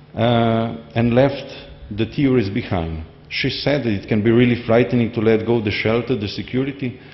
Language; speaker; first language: English; non-native, fluent; Slovenian